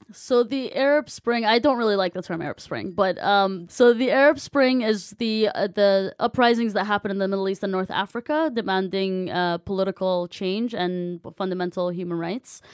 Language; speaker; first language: English; non-native, fluent; Arabic